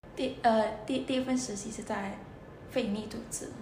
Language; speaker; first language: Chinese; non-native, fluent; Indonesian